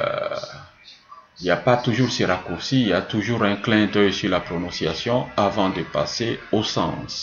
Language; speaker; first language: French; non-native, local second language; Swahili